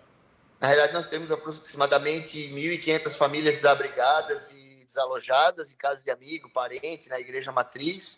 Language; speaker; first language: Portuguese; native; Portuguese